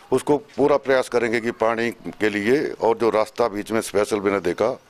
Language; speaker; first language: Hindi; native; Hindi